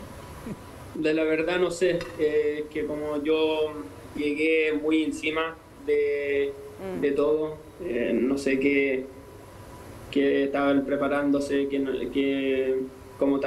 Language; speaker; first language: Spanish; native; Spanish